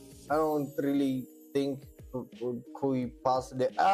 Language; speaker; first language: English; non-native, fluent; Romanian